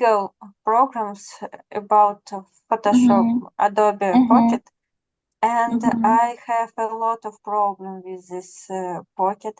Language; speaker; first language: English; non-native, learner; Russian